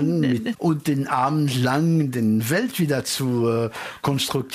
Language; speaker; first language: German; early bilingual, heritage; French